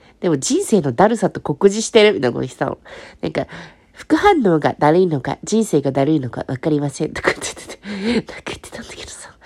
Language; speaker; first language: Japanese; native; Japanese